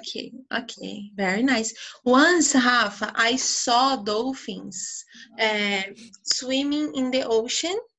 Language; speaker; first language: English; non-native, fluent; Portuguese